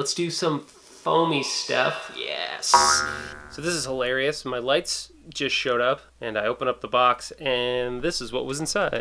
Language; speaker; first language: English; native; English